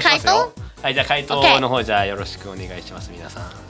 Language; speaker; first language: Japanese; native; Japanese